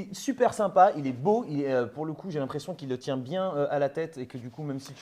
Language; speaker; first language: French; native; French